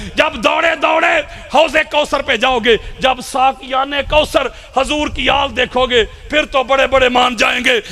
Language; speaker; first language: Urdu; non-native, local second language; Punjabi